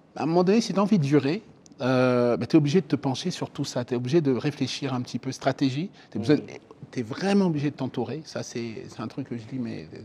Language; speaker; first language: French; early bilingual, other home language; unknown